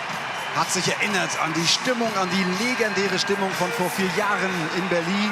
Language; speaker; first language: German; native; German